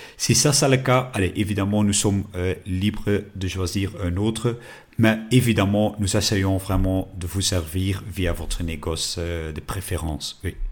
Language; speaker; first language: French; non-native, local second language; Dutch